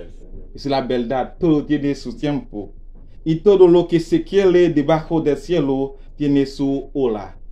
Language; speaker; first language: Spanish; non-native, learner; Haitian Creole